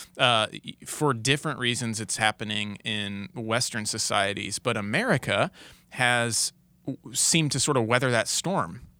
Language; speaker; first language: English; native; English